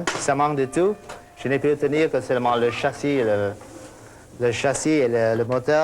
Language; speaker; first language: French; non-native, fluent; Vietnamese